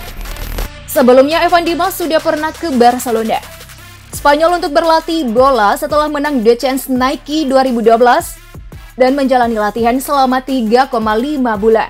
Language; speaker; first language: Indonesian; native; Indonesian